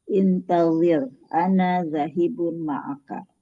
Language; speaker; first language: Arabic; non-native, learner; Indonesian